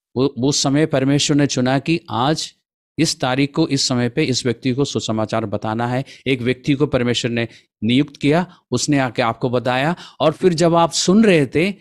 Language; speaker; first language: Hindi; non-native, local second language; Malayalam